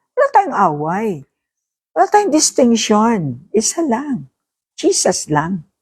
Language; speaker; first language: Filipino; non-native, local second language; Hiligaynon